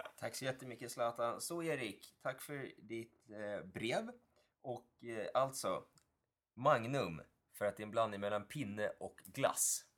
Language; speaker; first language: Swedish; native; Swedish